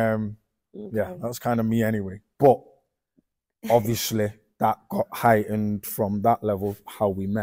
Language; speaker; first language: English; native; English